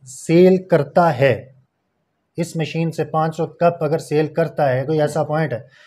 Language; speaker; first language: Urdu; non-native, local second language; Punjabi